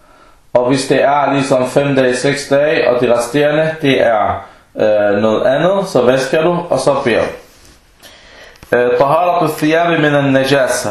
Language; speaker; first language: Danish; early bilingual, other home language; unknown